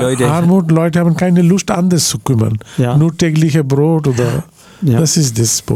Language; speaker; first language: German; non-native, learner; Bangla